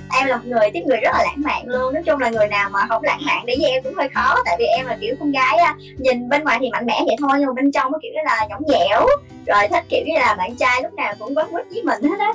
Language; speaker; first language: Vietnamese; native; Vietnamese